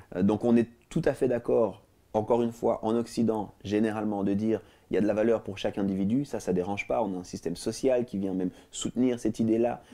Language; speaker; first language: French; native; French